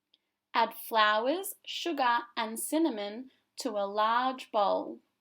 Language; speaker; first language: English; native; English